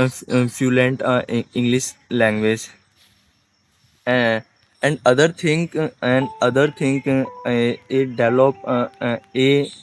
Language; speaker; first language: English; non-native, learner; Hindi